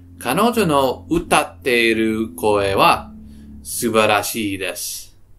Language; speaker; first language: Japanese; non-native, learner; English